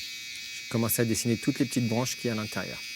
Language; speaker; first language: French; native; French